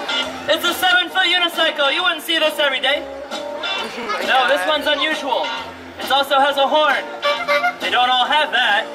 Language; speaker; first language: English; native; English